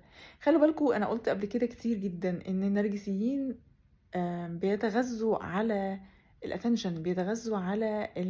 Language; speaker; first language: Arabic; native; Arabic